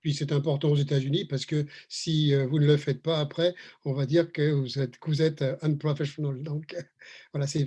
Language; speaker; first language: French; native; French